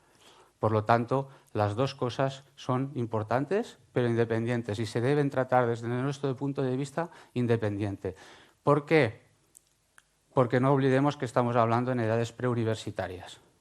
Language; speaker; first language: Spanish; non-native, local second language; Catalan